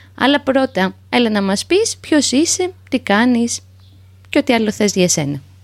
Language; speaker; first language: Greek; native; Greek